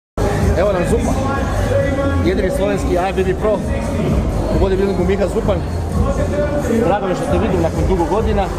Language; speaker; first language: Croatian; native; Croatian